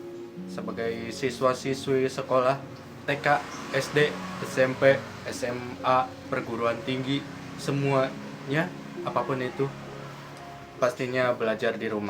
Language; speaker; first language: Indonesian; native; Indonesian